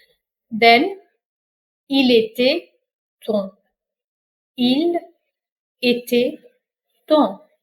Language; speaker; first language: French; non-native, fluent; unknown